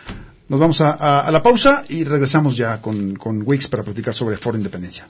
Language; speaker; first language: Spanish; native; Spanish